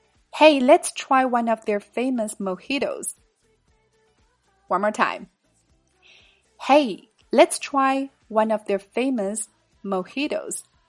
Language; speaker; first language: English; non-native, fluent; Chinese